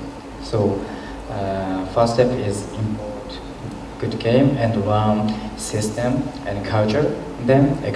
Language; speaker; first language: English; non-native, learner; Japanese